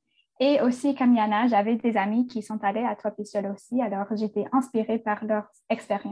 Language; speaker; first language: French; non-native, fluent; English